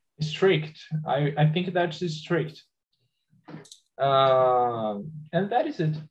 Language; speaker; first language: English; non-native, learner; Portuguese